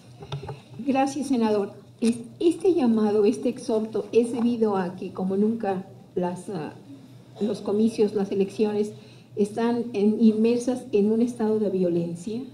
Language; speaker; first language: Spanish; native; Spanish